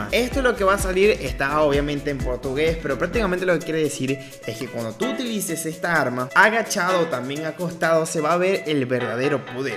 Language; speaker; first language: Spanish; native; Spanish